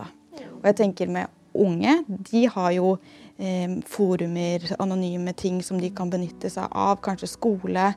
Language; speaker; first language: Norwegian; native; Norwegian